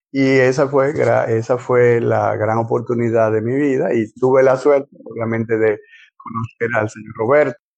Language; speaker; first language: Spanish; native; Spanish